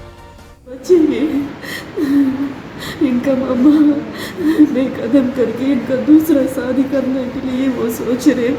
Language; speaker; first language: Hindi; non-native, local second language; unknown